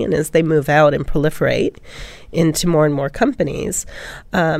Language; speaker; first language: English; native; English